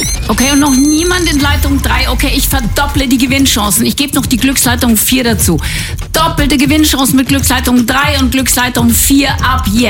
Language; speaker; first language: German; native; German